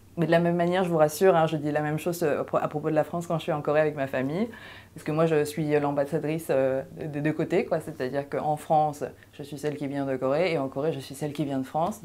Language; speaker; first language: French; early bilingual, other home language; Korean